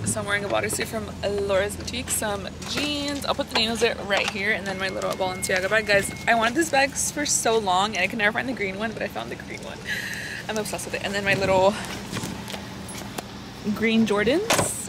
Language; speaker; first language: English; early bilingual, other home language; Spanish